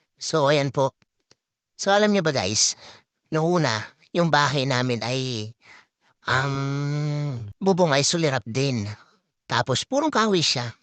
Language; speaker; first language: Filipino; native; Filipino